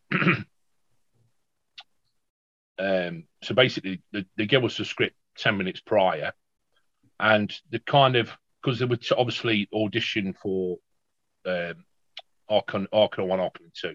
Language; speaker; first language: English; native; English